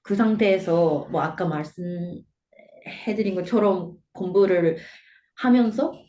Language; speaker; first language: Korean; non-native, fluent; Japanese